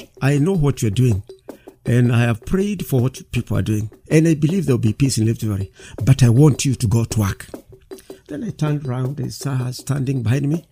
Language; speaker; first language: English; non-native, local second language; Kikuyu